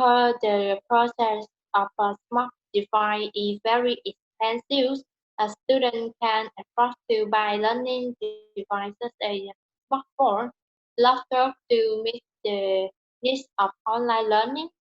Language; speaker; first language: English; non-native, learner; Vietnamese